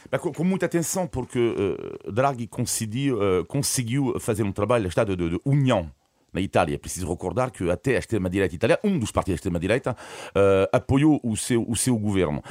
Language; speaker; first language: Portuguese; non-native, fluent; French